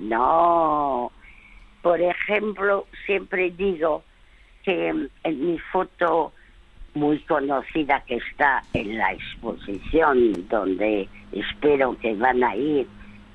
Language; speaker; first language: Spanish; early bilingual, other home language; French